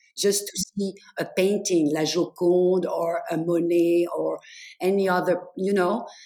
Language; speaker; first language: English; non-native, fluent; French